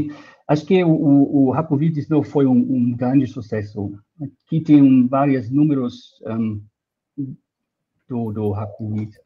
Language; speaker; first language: Portuguese; non-native, fluent; German